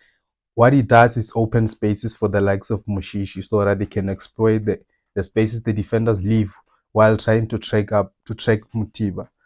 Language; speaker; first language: English; non-native, local second language; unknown